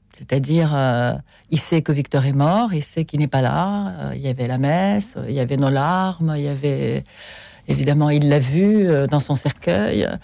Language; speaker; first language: French; non-native, fluent; Russian